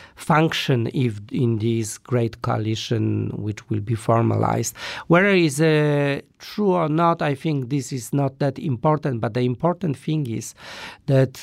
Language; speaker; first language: English; non-native, fluent; Polish